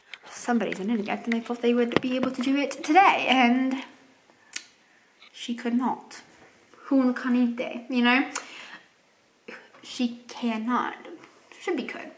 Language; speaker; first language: English; native; English